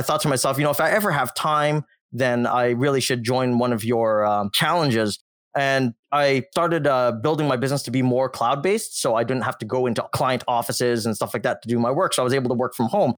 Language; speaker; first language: English; native; English